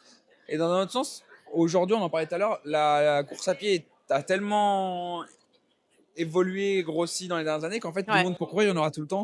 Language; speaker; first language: French; native; French